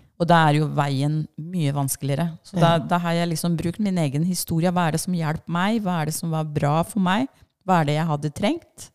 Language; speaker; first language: Norwegian; non-native, fluent; Spanish